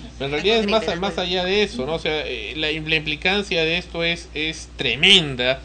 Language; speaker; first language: Spanish; native; Spanish